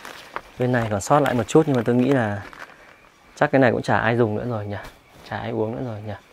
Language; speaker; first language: Vietnamese; native; Vietnamese